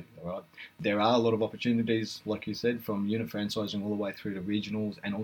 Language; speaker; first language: English; native; English